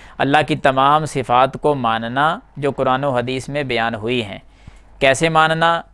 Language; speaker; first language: Urdu; native; Urdu